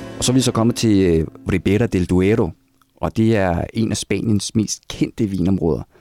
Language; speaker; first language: Danish; native; Danish